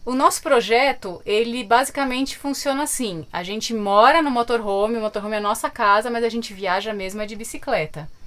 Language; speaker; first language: Portuguese; native; Portuguese